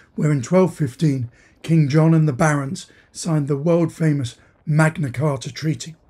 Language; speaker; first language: English; native; English